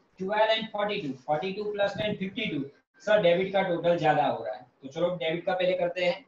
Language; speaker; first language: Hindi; non-native, local second language; Gujarati